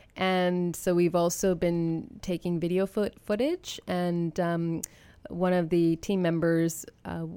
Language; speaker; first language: English; native; English